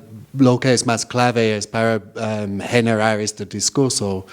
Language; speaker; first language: Spanish; non-native, fluent; English